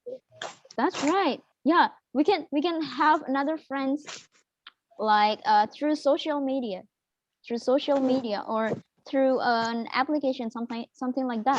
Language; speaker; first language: English; non-native, fluent; Indonesian